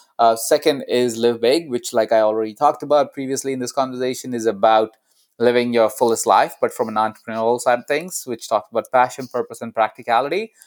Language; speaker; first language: English; non-native, local second language; Hindi